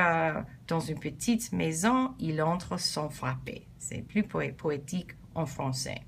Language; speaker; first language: French; non-native, learner; English